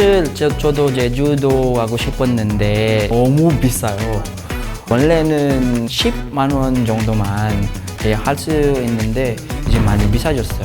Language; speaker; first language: Korean; non-native, learner; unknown